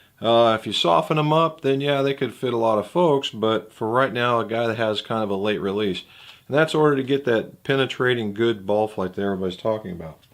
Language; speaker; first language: English; native; English